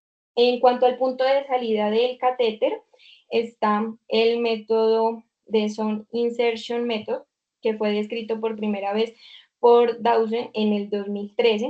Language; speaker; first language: Spanish; native; Spanish